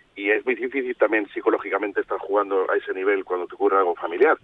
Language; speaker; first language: Spanish; native; Spanish